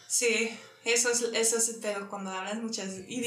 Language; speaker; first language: Spanish; early bilingual, heritage; English